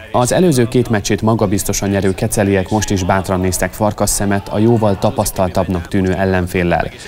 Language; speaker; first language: Hungarian; native; Hungarian